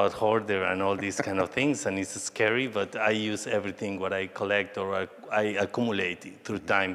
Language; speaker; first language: English; non-native, fluent; Spanish